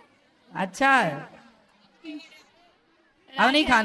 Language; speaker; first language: Hindi; native; Hindi